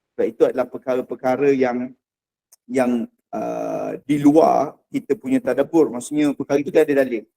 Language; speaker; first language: Malay; native; Malay